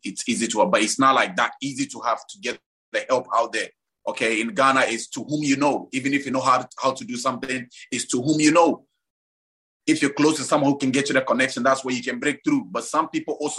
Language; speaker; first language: English; non-native, local second language; Ewe